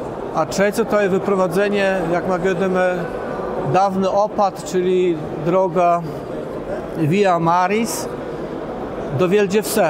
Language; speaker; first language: Polish; non-native, local second language; Kashubian